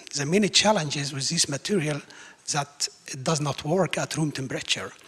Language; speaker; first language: English; non-native, fluent; Arabic